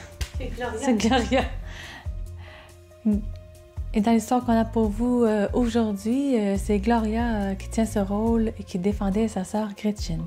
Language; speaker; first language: French; native; French